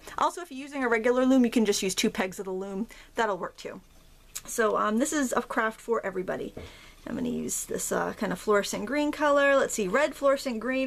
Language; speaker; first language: English; native; English